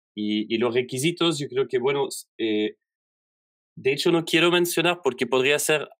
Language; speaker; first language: Spanish; non-native, fluent; French